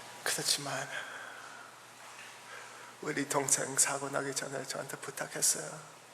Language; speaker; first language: Korean; early bilingual, heritage; Korean